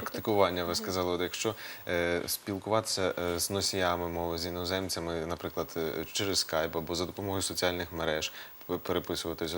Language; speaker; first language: Ukrainian; native; Ukrainian